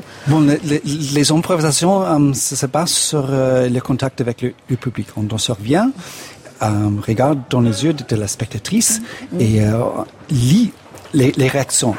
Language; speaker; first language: French; non-native, fluent; English